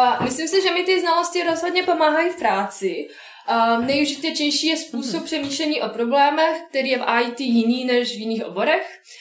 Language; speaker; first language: Czech; non-native, fluent; Bosnian